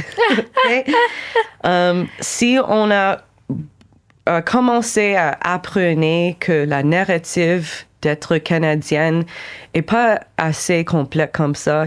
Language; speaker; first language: French; non-native, local second language; English